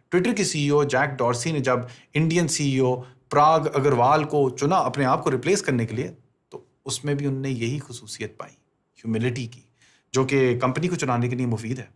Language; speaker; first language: Urdu; native; Urdu